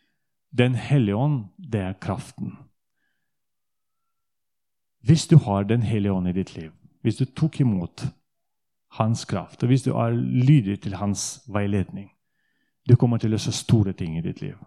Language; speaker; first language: Norwegian; non-native, fluent; Russian